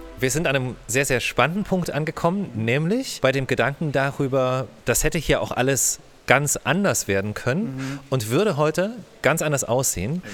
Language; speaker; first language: German; native; German